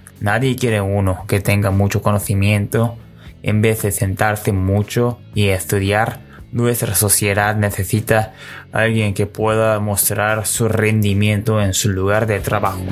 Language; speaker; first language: Spanish; non-native, learner; Korean